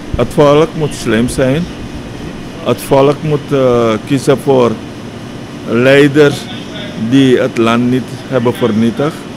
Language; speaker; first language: Dutch; native; Dutch